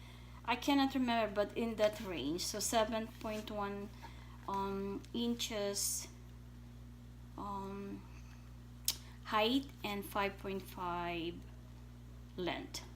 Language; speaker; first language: English; non-native, fluent; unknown